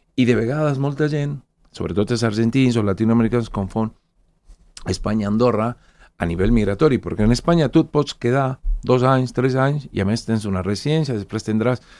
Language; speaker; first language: Catalan; non-native, fluent; Spanish